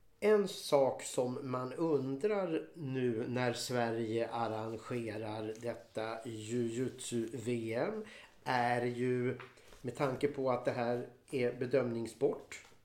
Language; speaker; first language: Swedish; native; Swedish